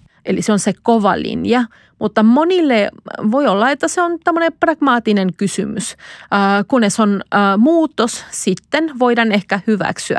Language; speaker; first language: Finnish; non-native, fluent; Spanish